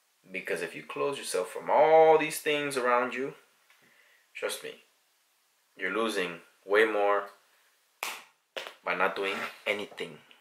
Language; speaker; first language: English; early bilingual, other home language; Spanish